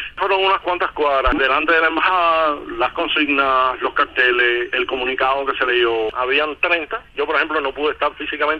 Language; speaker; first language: Spanish; native; Spanish